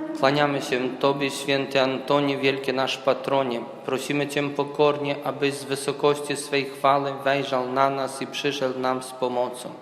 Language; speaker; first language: Polish; early bilingual, heritage; Polish